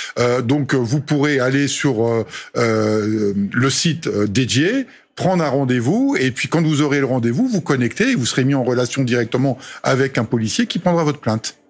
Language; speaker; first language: French; native; French